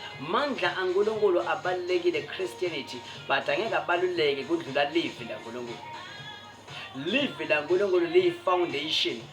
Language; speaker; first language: Zulu; non-native, local second language; Swati